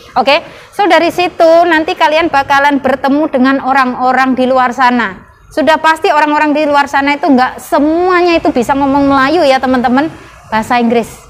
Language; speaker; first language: Indonesian; non-native, local second language; Javanese